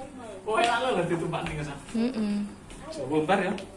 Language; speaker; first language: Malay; non-native, local second language; Javanese